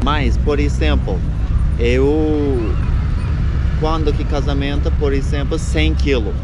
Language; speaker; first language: Portuguese; non-native, learner; Turkish